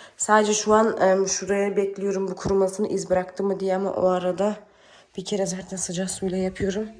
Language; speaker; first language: Turkish; early bilingual, heritage; Turkish